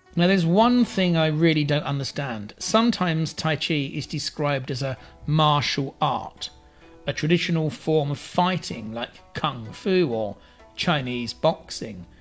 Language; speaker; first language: English; native; English